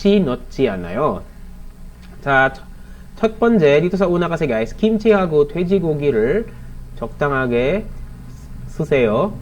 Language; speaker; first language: Korean; non-native, learner; Filipino